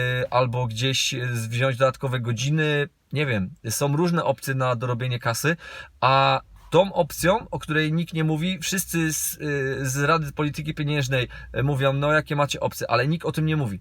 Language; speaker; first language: Polish; native; Polish